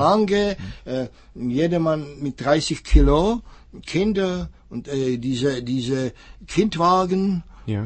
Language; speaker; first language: German; non-native, fluent; Czech